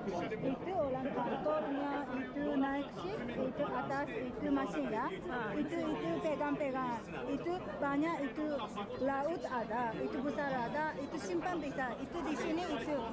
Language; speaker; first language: Indonesian; non-native, learner; Japanese